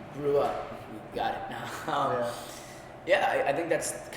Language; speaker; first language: English; native; English